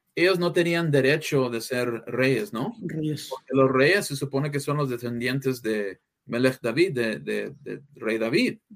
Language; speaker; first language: Spanish; early bilingual, heritage; English